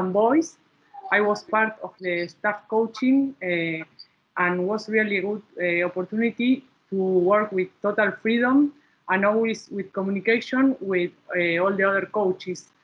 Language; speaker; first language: English; non-native, learner; Spanish